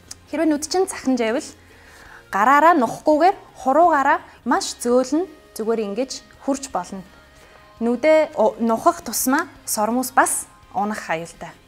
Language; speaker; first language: Mongolian; non-native, fluent; English